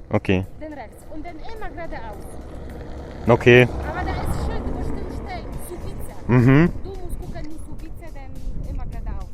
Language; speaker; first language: German; non-native, learner; Polish